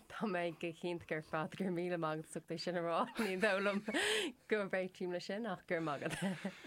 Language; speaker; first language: Irish; non-native, local second language; English